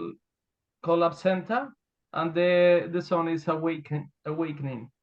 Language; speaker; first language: English; non-native, learner; Spanish